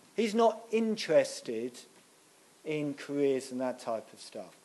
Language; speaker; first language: English; native; English